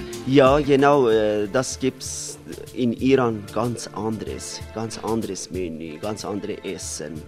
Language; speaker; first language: German; non-native, learner; Persian